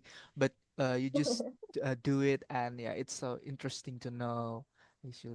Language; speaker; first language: English; non-native, learner; Indonesian